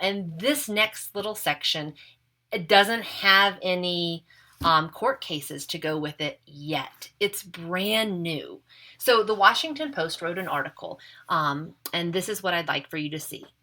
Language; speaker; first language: English; native; English